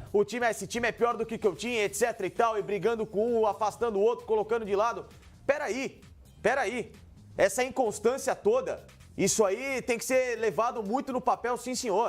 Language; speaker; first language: Portuguese; native; Portuguese